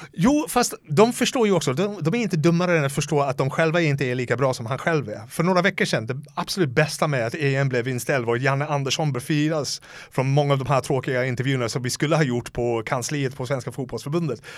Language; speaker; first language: Swedish; non-native, fluent; English